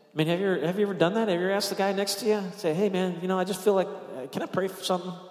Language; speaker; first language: English; native; English